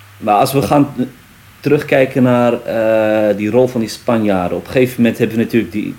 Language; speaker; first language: Dutch; early bilingual, other home language; Riffian